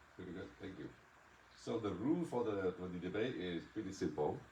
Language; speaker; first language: English; non-native, fluent; Vietnamese